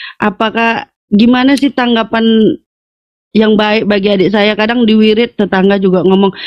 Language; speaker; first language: Indonesian; native; Indonesian